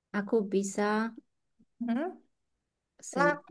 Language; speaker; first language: Indonesian; non-native, learner; English